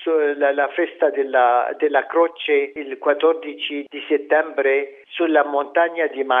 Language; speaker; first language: Italian; non-native, fluent; Arabic